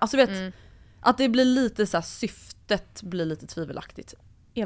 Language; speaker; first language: Swedish; native; Swedish